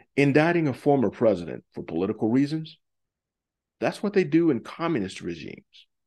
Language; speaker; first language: English; native; English